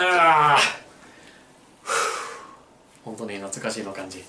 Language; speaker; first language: Japanese; non-native, learner; English